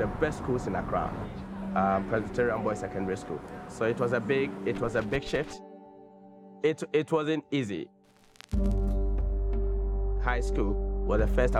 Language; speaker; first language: English; non-native, local second language; Akan